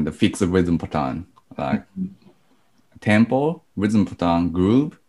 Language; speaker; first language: English; non-native, fluent; Japanese